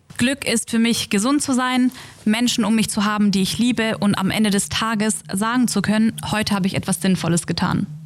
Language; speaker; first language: German; native; German